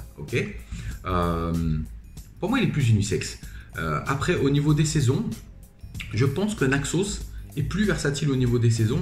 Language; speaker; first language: French; native; French